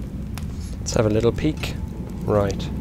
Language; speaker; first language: English; native; English